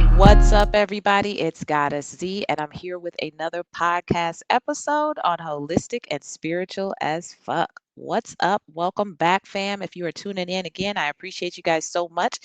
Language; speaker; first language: English; native; English